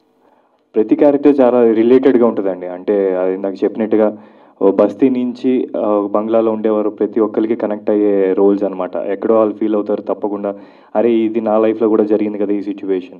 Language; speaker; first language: Telugu; native; Telugu